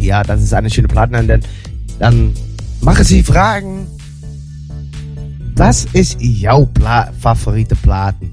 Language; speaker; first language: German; non-native, learner; Dutch